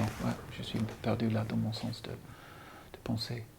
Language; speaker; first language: French; non-native, fluent; English